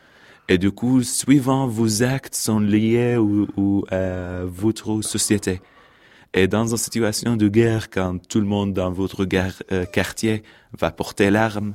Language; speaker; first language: French; non-native, fluent; Arabic